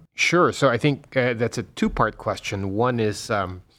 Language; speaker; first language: English; non-native, local second language; Filipino